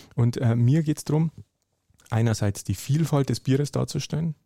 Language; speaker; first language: German; native; German